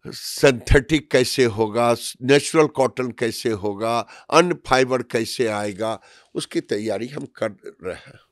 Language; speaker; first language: Hindi; native; Hindi